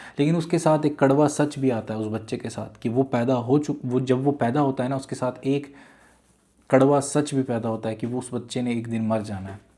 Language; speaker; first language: Urdu; native; Urdu